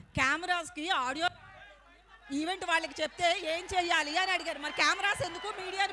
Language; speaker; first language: Telugu; native; Telugu